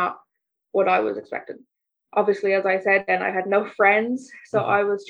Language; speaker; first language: English; native; English